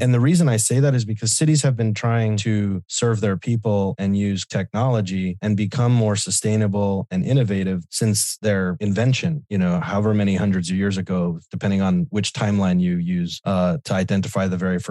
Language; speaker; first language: English; native; English